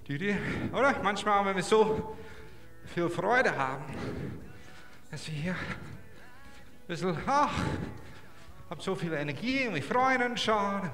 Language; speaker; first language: German; non-native, learner; English